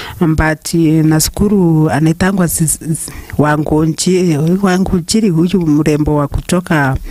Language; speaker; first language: Swahili; non-native, local second language; Meru